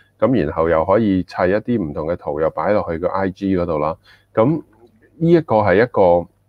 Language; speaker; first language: Cantonese; early bilingual, heritage; Cantonese